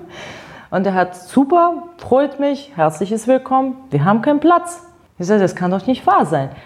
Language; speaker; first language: German; non-native, fluent; Russian